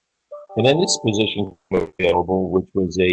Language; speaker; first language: English; native; English